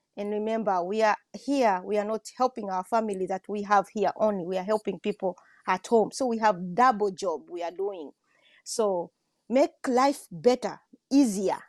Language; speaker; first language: English; non-native, local second language; Swahili